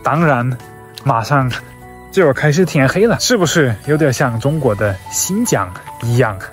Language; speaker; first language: Chinese; non-native, fluent; German